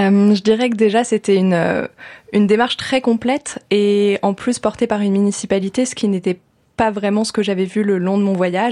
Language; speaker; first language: French; native; French